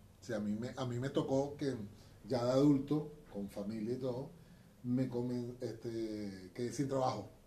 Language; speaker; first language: Spanish; native; Spanish